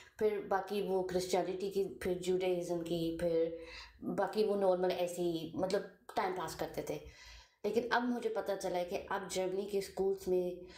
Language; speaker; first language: Hindi; early bilingual, heritage; Hindi